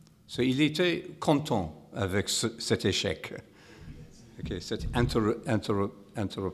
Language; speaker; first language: French; non-native, fluent; English